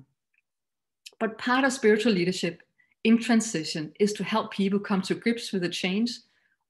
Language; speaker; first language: English; non-native, fluent; Danish